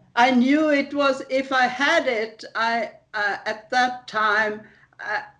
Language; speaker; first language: English; non-native, fluent; Swedish